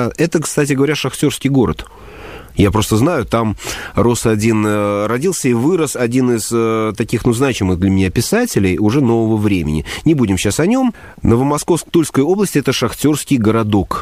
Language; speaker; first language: Russian; native; Russian